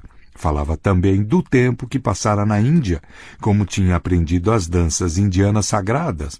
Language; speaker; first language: Portuguese; native; Portuguese